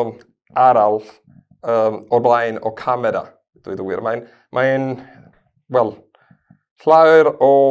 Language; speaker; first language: Welsh; non-native, learner; Spanish